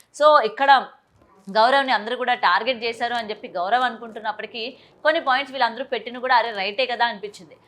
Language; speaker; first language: Telugu; native; Telugu